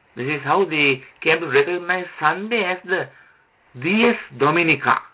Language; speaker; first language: English; non-native, local second language; Sinhala